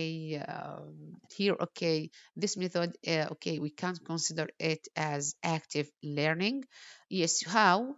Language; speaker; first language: English; non-native, fluent; Arabic